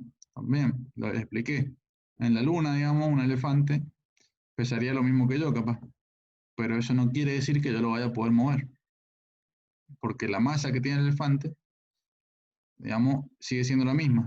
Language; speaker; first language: Spanish; native; Spanish